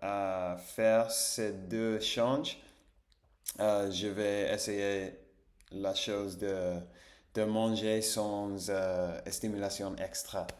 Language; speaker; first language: French; non-native, fluent; Spanish